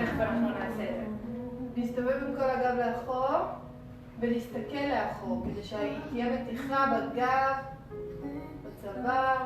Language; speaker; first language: Hebrew; native; Hebrew